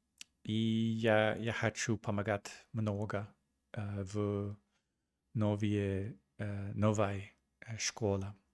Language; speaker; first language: Russian; non-native, learner; English